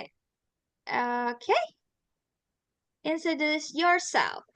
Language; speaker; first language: English; non-native, learner; Indonesian